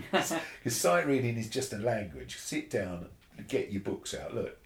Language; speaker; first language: English; native; English